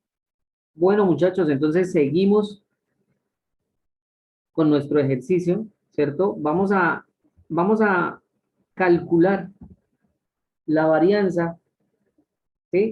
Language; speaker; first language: Spanish; native; Spanish